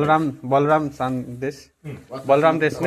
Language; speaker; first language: Japanese; non-native, learner; Nepali